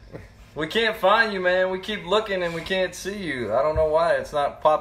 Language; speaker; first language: English; native; English